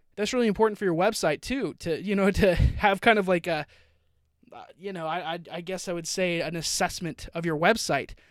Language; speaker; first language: English; native; English